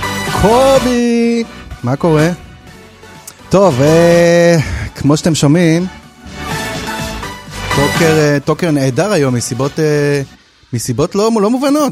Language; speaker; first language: Hebrew; native; Hebrew